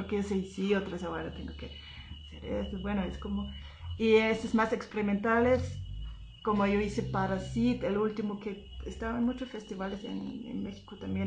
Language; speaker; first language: Spanish; non-native, fluent; German